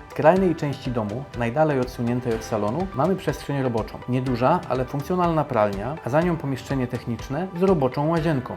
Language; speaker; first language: Polish; native; Polish